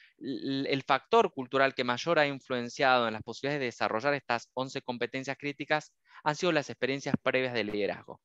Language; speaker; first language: Spanish; native; Spanish